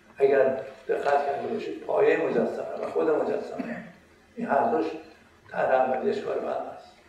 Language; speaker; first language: Persian; native; Persian